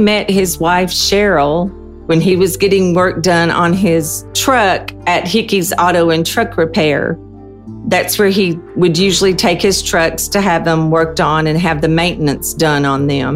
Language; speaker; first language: English; native; English